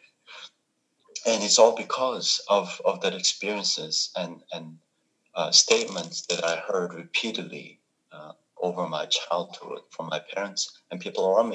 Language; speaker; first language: English; non-native, fluent; Korean